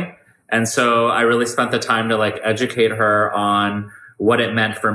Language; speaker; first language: English; native; English